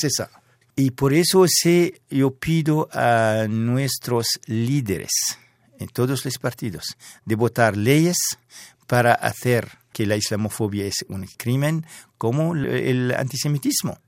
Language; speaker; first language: Spanish; non-native, fluent; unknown